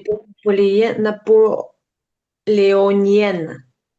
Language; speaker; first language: French; non-native, learner; Ukrainian